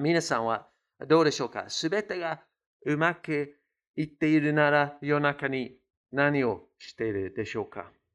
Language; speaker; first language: Japanese; non-native, fluent; English